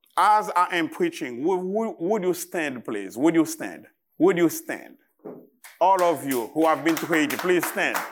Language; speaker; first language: English; non-native, fluent; Haitian Creole